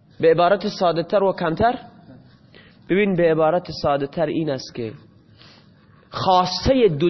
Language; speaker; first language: Persian; non-native, local second language; Baluchi